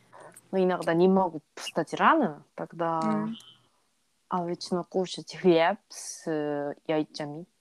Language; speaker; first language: Russian; non-native, learner; Korean